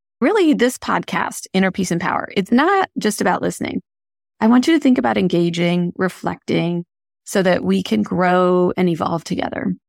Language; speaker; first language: English; early bilingual, other home language; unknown